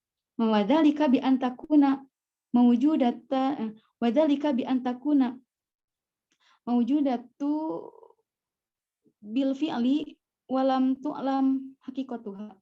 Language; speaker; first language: Arabic; non-native, learner; Indonesian